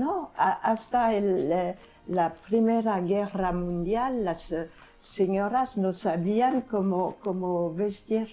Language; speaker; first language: Spanish; non-native, fluent; French